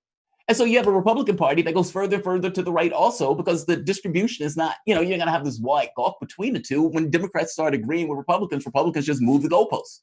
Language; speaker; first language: English; native; English